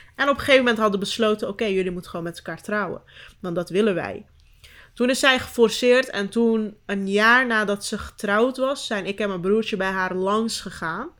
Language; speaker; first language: Dutch; early bilingual, other home language; Turkish